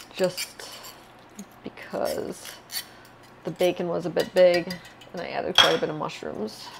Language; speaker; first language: English; native; English